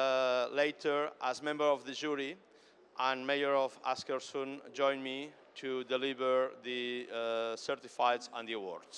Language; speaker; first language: English; non-native, fluent; Catalan